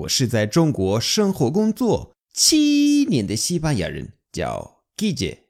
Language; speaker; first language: Chinese; non-native, fluent; Spanish